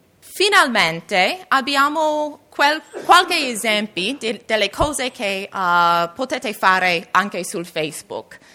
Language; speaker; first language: Italian; non-native, learner; English